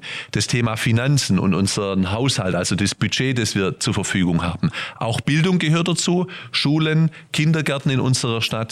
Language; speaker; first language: German; native; German